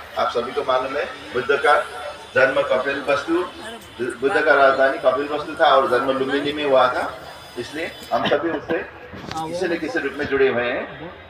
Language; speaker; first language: Hindi; non-native, fluent; Newari